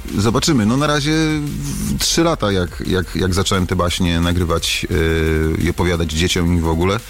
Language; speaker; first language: Polish; native; Polish